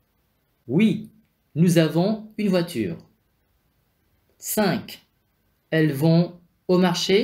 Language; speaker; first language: French; non-native, fluent; Vietnamese